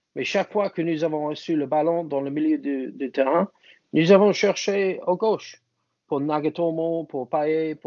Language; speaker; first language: French; non-native, fluent; English